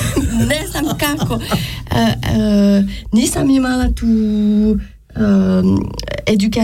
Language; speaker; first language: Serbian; non-native, learner; French